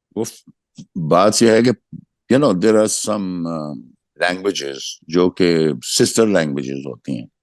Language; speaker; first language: Urdu; non-native, local second language; Punjabi